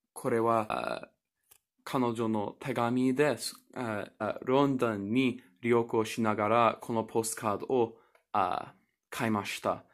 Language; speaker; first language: Japanese; non-native, learner; English